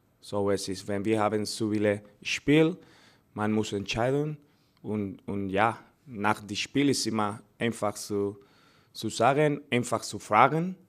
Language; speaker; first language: German; non-native, learner; Spanish